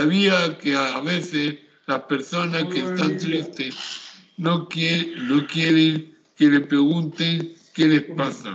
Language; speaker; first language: Spanish; native; Spanish